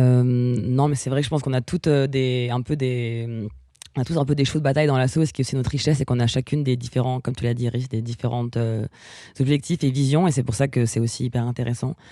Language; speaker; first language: French; native; French